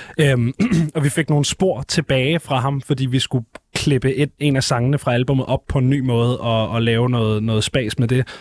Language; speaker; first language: Danish; native; Danish